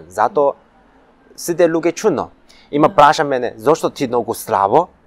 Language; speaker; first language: Macedonian; non-native, learner; Chinese